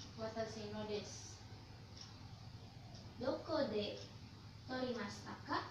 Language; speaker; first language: Japanese; non-native, learner; Indonesian